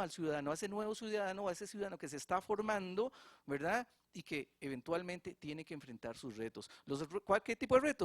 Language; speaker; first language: Spanish; native; Spanish